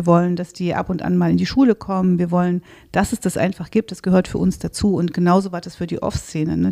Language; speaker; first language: German; native; German